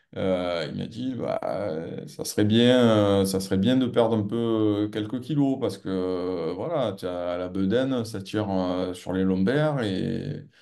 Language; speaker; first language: French; native; French